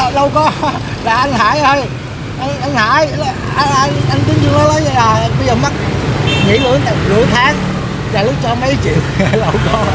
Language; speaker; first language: Vietnamese; non-native, local second language; Chinese